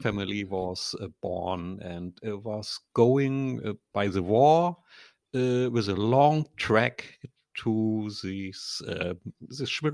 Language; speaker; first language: English; non-native, learner; German